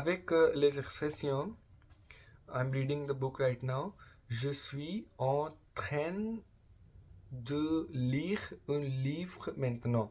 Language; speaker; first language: French; non-native, learner; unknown